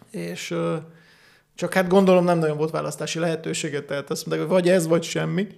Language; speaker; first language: Hungarian; native; Hungarian